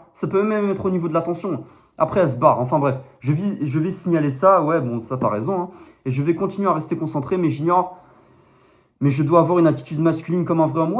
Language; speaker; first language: French; native; French